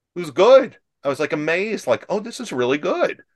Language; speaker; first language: English; native; English